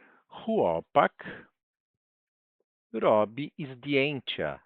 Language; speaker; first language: Polish; non-native, fluent; Portuguese